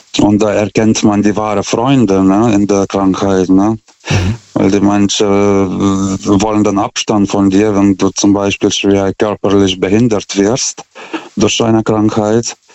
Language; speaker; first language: German; non-native, fluent; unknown